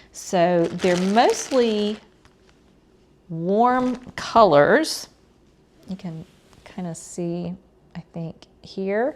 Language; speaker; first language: English; native; English